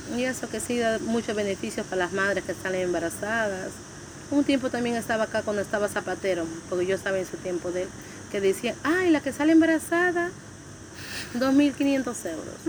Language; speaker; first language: Spanish; native; Spanish